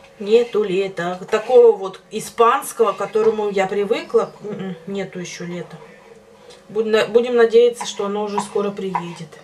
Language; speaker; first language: Russian; native; Russian